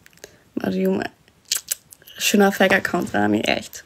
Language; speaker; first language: German; early bilingual, other home language; Arabic